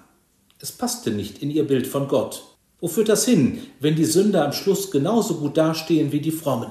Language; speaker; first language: German; native; German